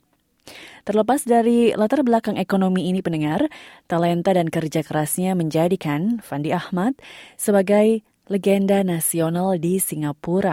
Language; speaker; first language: Indonesian; native; Indonesian